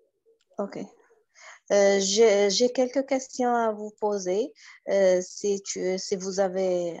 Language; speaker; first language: French; non-native, learner; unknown